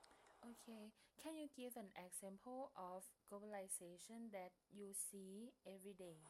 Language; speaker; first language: English; non-native, learner; Thai